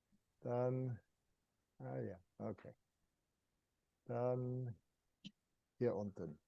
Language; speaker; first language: German; non-native, fluent; English